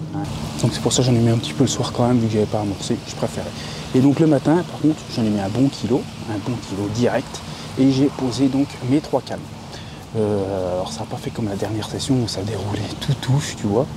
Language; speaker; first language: French; native; French